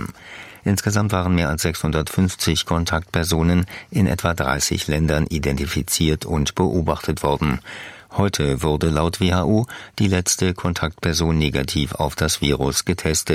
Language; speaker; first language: German; native; German